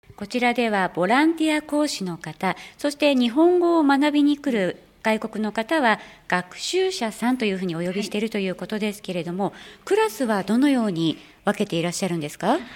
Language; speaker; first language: Japanese; native; Japanese